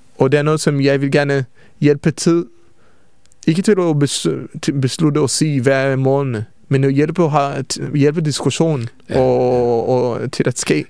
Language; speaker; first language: Danish; early bilingual, heritage; Danish